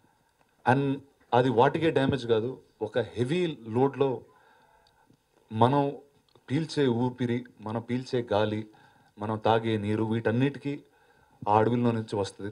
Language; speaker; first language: Telugu; native; Telugu